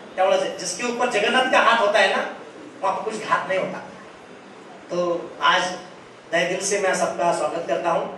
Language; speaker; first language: Hindi; non-native, local second language; Marathi